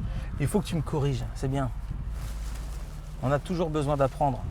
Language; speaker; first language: French; native; French